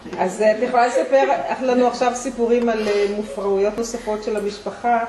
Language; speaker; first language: Hebrew; native; Hebrew